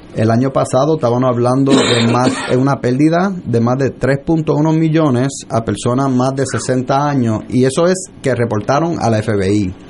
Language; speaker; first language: Spanish; early bilingual, heritage; Spanish